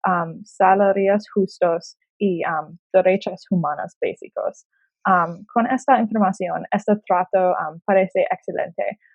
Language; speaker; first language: Spanish; non-native, learner; English